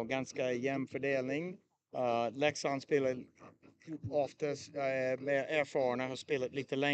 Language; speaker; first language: Swedish; native; Swedish